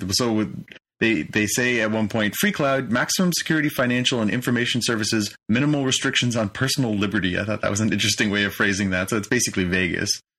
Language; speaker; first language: English; native; English